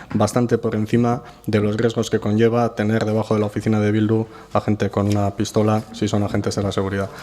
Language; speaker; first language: Spanish; native; Spanish